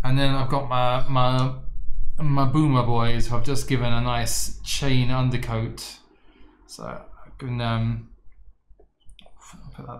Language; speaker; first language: English; native; English